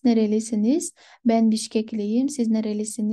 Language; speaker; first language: Turkish; non-native, fluent; Kyrgyz